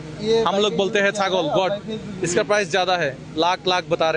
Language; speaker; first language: Hindi; non-native, learner; Bangla